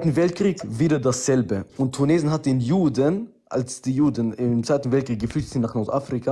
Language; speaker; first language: German; early bilingual, other home language; Arabic